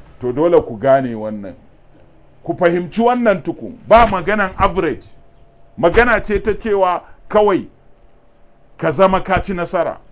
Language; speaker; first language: Hausa; native; Hausa